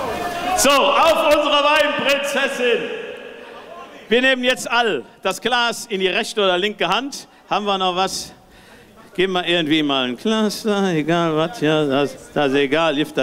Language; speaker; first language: German; native; German